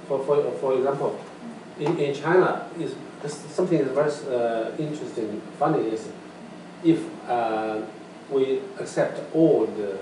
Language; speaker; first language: English; non-native, learner; Chinese